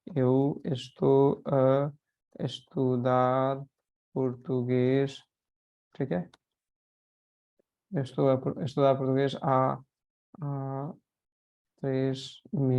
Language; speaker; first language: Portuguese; non-native, fluent; Hindi